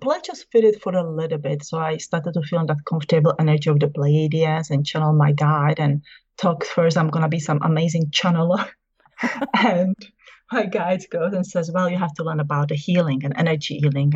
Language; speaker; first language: English; non-native, fluent; Czech